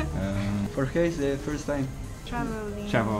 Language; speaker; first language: English; non-native, learner; Spanish